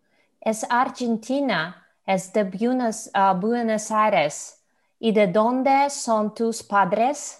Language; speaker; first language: Spanish; non-native, learner; Russian